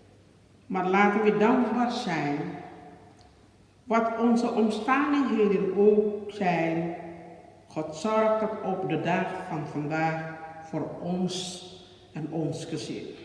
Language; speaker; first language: Dutch; non-native, learner; Indonesian